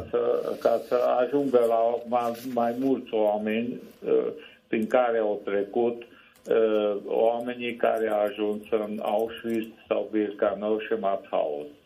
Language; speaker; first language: Romanian; non-native, local second language; Hungarian